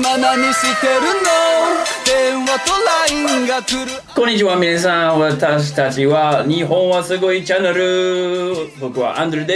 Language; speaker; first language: Japanese; non-native, fluent; English